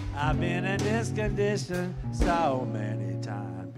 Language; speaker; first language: English; native; English